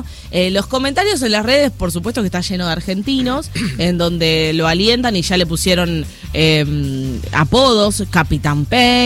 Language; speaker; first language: Spanish; native; Spanish